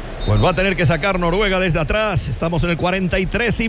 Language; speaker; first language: Spanish; native; Spanish